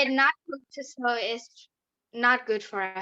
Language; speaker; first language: English; non-native, learner; Vietnamese